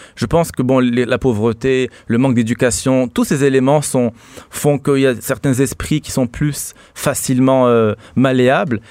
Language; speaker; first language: French; non-native, local second language; Arabic